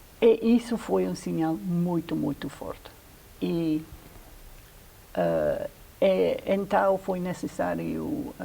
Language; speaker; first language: Portuguese; non-native, fluent; English